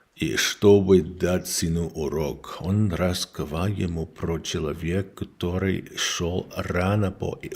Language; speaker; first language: Russian; non-native, learner; English